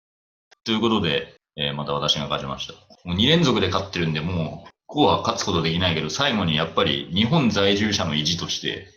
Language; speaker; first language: Japanese; native; Japanese